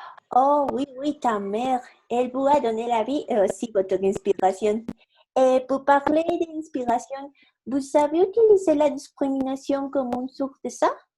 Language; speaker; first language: French; non-native, learner; Spanish